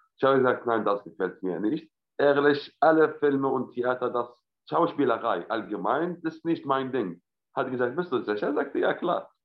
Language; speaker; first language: German; non-native, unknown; Arabic